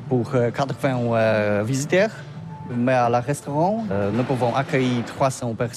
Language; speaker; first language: French; non-native, learner; Polish